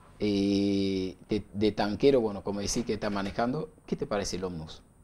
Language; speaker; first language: Spanish; non-native, learner; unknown